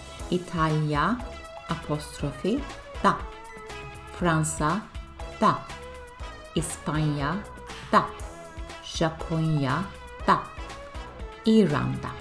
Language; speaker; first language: Turkish; non-native, fluent; English